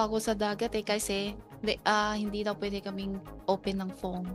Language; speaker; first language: Filipino; non-native, learner; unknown